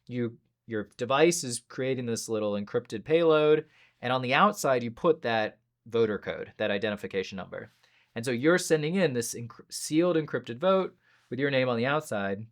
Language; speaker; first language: English; native; English